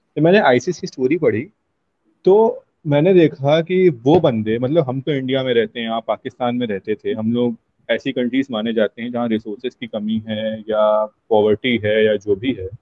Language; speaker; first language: Hindi; native; Hindi